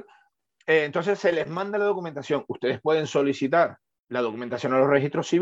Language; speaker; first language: Spanish; native; Spanish